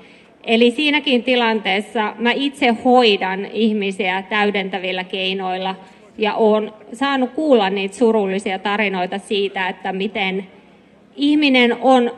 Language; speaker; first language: Finnish; native; Finnish